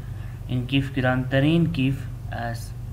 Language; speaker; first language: Persian; non-native, fluent; Urdu